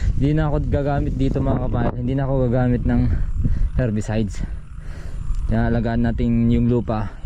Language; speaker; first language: Filipino; native; Filipino